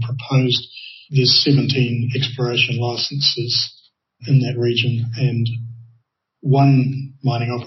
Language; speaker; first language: English; native; English